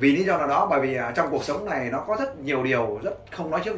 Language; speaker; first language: Vietnamese; native; Vietnamese